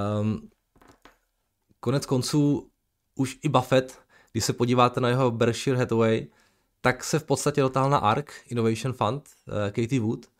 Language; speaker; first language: Czech; native; Czech